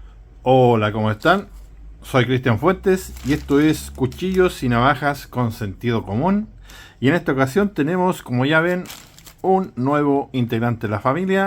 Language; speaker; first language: Spanish; native; Spanish